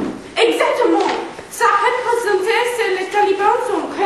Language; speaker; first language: French; non-native, learner; English